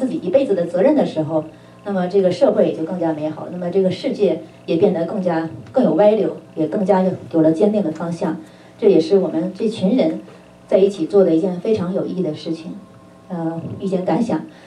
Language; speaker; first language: Chinese; native; Chinese